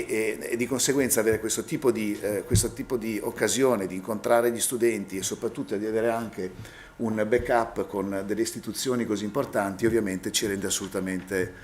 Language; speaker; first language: Italian; native; Italian